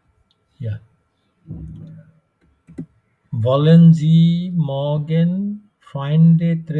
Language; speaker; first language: German; non-native, fluent; Bangla